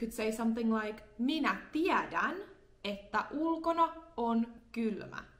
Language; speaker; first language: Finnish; non-native, fluent; English